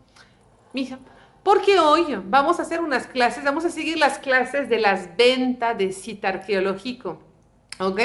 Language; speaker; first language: Spanish; native; Spanish